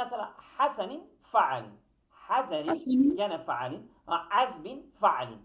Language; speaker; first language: Turkish; native; Turkish